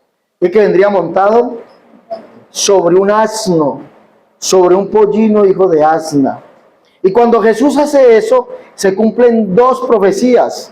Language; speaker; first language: Spanish; native; Spanish